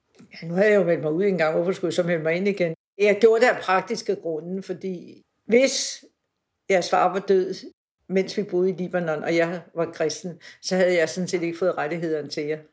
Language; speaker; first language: Danish; native; Danish